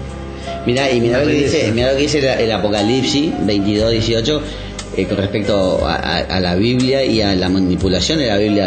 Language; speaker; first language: Spanish; native; Spanish